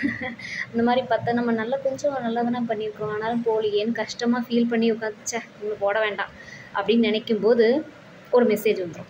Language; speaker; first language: Tamil; native; Tamil